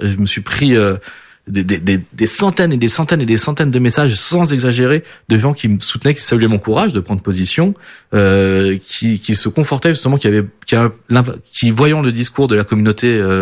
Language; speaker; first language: French; early bilingual, other home language; Portuguese